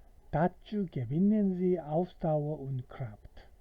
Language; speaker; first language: German; non-native, fluent; Korean